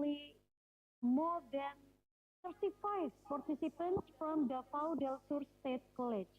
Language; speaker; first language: English; non-native, fluent; Indonesian